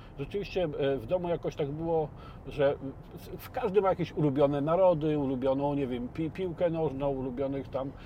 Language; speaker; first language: Polish; native; Polish